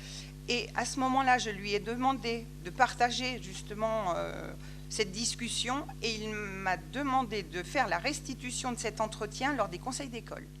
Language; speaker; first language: French; native; French